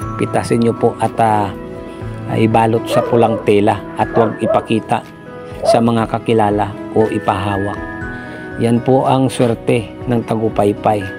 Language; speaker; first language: Filipino; non-native, local second language; Hiligaynon